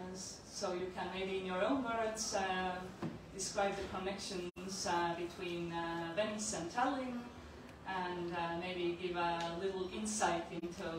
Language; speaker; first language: English; non-native, fluent; Estonian